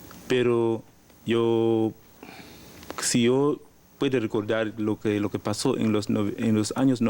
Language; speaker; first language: Spanish; non-native, learner; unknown